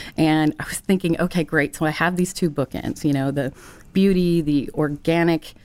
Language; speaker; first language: English; native; English